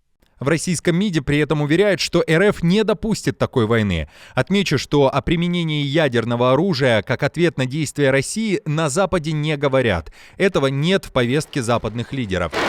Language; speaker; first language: Russian; native; Russian